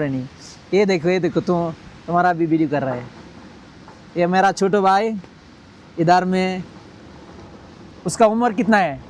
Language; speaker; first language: Hindi; non-native, learner; Bangla